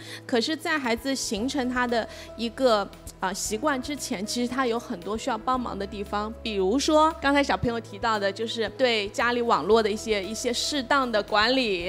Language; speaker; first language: Chinese; native; Chinese